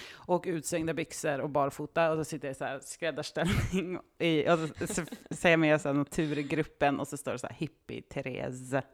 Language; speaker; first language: Swedish; native; Swedish